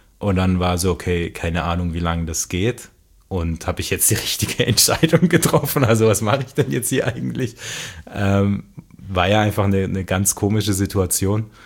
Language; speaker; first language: German; native; German